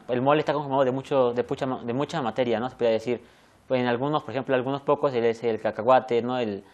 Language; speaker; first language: Spanish; native; Spanish